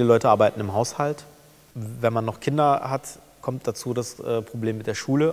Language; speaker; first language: German; early bilingual, other home language; Turkish